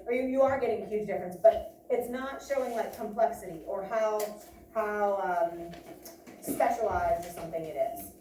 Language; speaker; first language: English; native; English